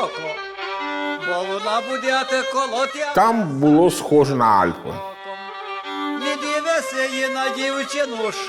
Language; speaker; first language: Ukrainian; non-native, learner; Italian